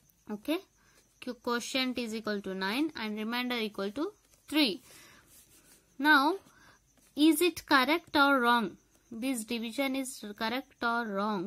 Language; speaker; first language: English; non-native, local second language; Telugu